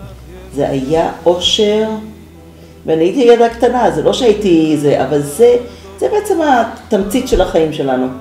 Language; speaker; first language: Hebrew; early bilingual, other home language; English